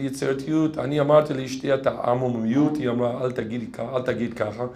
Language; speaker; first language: Hebrew; non-native, fluent; English